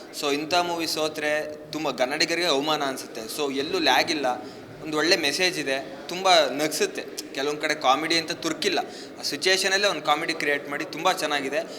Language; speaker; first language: Kannada; native; Kannada